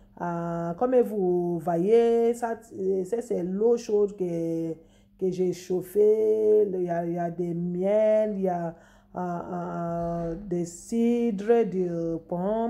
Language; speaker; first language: French; non-native, fluent; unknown